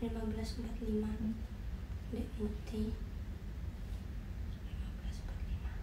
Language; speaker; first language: Vietnamese; non-native, learner; Indonesian